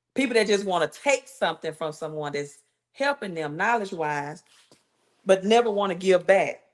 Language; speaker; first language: English; native; English